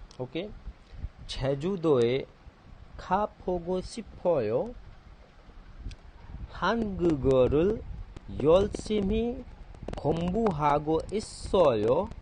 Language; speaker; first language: Korean; non-native, fluent; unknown